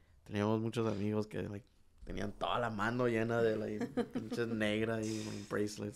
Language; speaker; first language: Spanish; early bilingual, heritage; Spanish